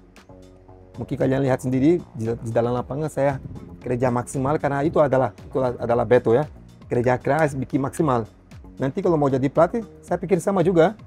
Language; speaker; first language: Indonesian; non-native, learner; Portuguese